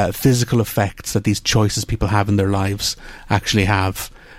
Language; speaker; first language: English; native; English